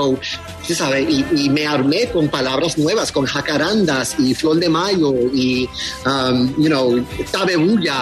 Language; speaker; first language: Spanish; early bilingual, heritage; Spanish